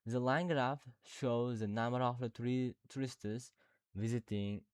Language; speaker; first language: English; non-native, learner; Uzbek